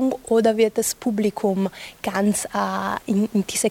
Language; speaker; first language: German; non-native, fluent; Italian